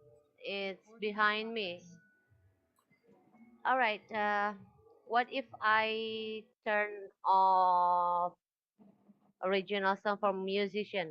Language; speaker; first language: English; non-native, local second language; Indonesian